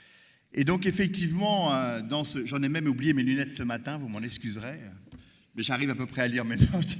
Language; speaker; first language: French; native; French